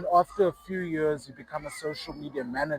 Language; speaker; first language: English; non-native, local second language; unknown